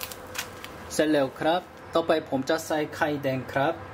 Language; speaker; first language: Thai; non-native, learner; Korean